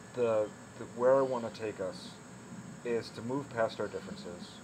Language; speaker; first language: English; native; English